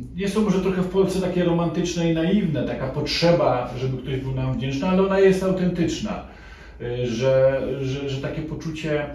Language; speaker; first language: Polish; native; Polish